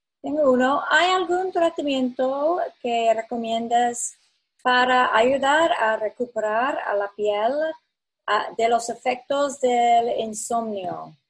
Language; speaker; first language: Spanish; non-native, fluent; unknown